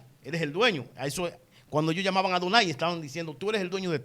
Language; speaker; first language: Spanish; native; Spanish